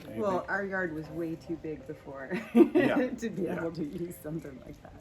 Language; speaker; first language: English; native; English